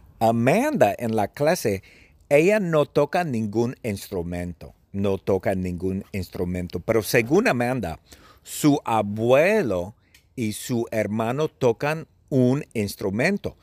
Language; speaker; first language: Spanish; non-native, fluent; English